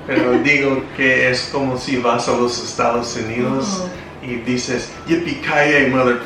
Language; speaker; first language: Spanish; non-native, fluent; English